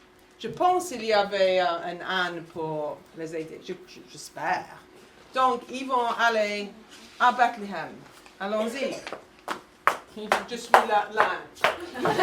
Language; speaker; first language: French; non-native, fluent; English